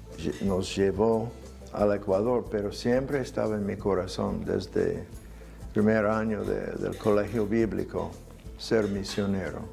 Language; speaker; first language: Spanish; non-native, fluent; English